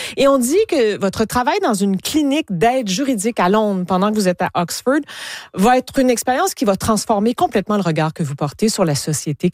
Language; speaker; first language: French; native; French